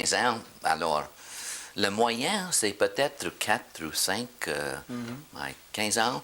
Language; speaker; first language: French; non-native, fluent; English